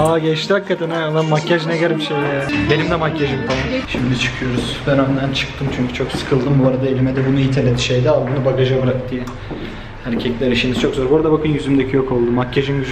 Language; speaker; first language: Turkish; native; Turkish